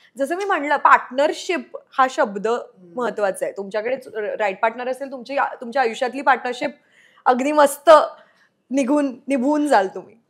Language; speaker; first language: Marathi; non-native, local second language; Marwari